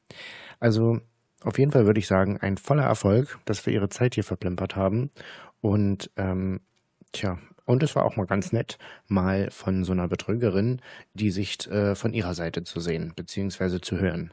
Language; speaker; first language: German; native; German